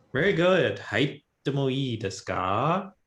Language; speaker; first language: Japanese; non-native, fluent; English